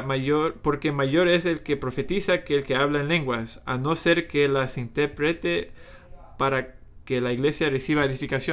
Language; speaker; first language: Spanish; non-native, fluent; English